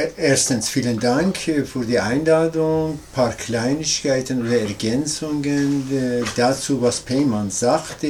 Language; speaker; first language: German; non-native, learner; Persian